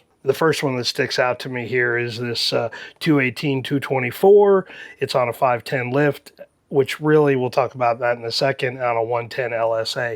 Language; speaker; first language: English; native; English